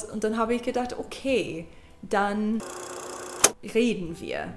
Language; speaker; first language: German; non-native, learner; English